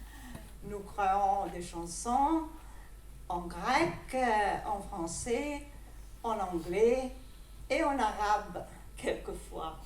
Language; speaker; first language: French; non-native, fluent; Greek